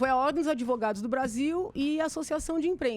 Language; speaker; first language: Portuguese; native; Portuguese